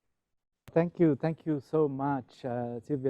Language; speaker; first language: English; non-native, fluent; Portuguese